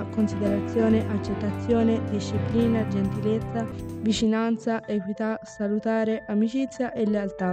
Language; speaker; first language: Italian; native; Italian